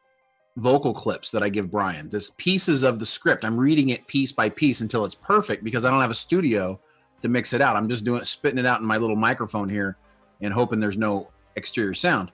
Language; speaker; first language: English; native; English